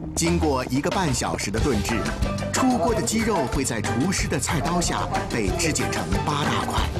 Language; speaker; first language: Chinese; native; Chinese